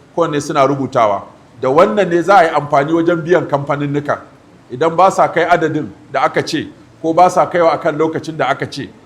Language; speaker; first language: Hausa; native; Hausa